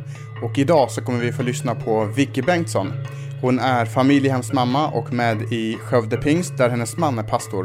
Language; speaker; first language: Swedish; native; Swedish